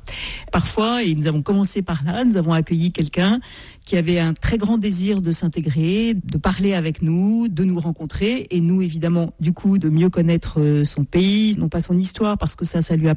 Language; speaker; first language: French; native; French